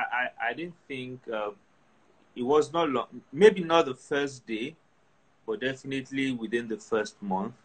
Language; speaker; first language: English; non-native, local second language; Yoruba